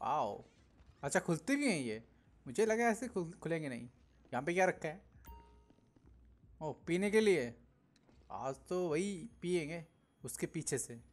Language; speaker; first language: Hindi; native; Hindi